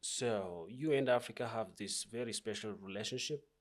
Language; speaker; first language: English; non-native, local second language; Amharic